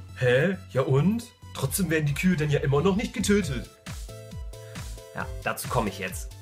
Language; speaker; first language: German; native; German